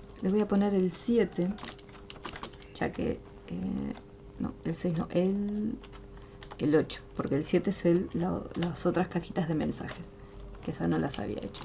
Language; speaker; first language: Spanish; native; Spanish